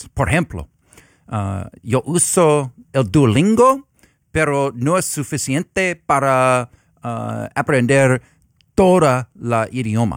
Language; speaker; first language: Spanish; non-native, learner; English